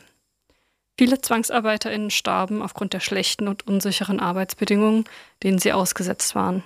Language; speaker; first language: German; native; German